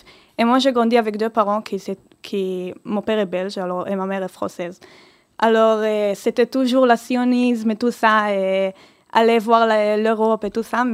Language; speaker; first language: French; early bilingual, heritage; Hebrew